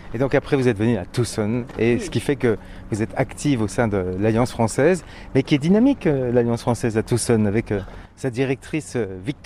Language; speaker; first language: French; native; French